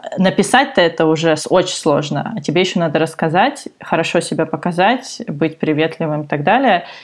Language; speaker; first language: Russian; native; Russian